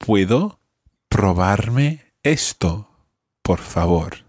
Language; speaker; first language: Spanish; non-native, fluent; English